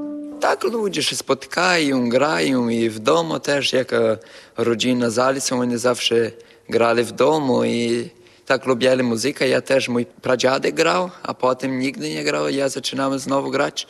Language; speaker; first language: Polish; early bilingual, heritage; Polish